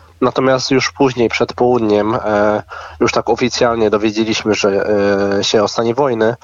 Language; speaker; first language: Polish; native; Polish